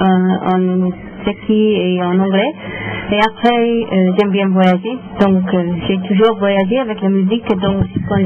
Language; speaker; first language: French; non-native, learner; English